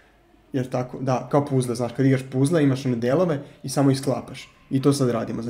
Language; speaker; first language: Serbian; native; Serbian